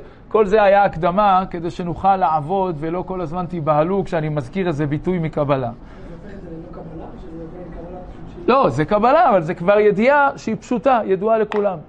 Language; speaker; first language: Hebrew; native; Hebrew